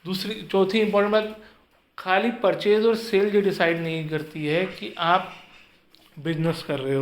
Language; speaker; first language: Hindi; native; Hindi